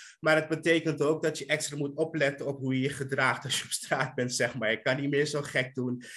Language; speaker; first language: Dutch; native; Dutch